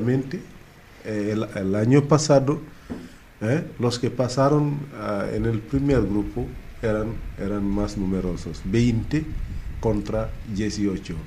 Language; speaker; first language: Spanish; non-native, fluent; Wolof